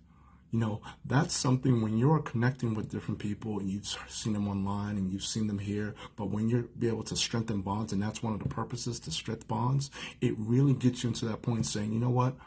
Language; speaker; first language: English; native; English